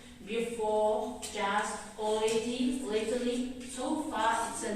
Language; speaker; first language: English; non-native, learner; Russian